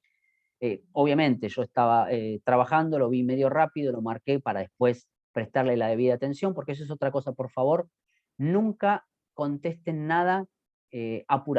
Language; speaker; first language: Spanish; native; Spanish